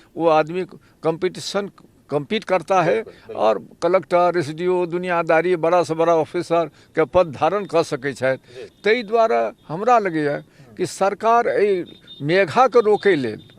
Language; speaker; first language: Maithili; native; Maithili